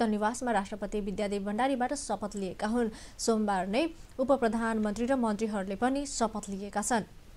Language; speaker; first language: Nepali; non-native, local second language; Maithili